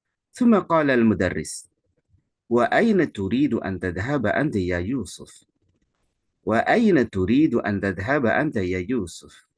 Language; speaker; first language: Arabic; non-native, fluent; Indonesian